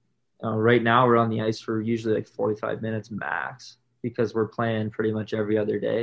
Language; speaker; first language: English; native; English